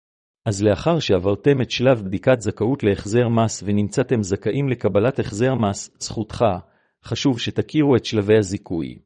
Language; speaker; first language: Hebrew; native; Hebrew